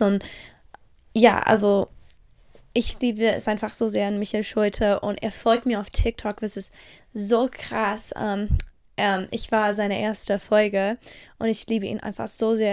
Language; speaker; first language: German; non-native, fluent; English